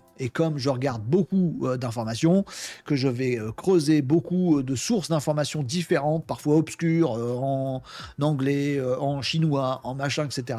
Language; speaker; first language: French; native; French